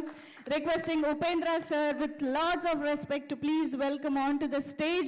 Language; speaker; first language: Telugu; native; Telugu